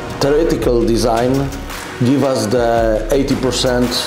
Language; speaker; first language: English; non-native, learner; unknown